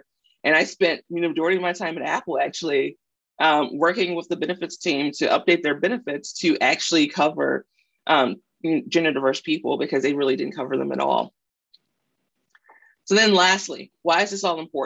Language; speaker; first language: English; native; English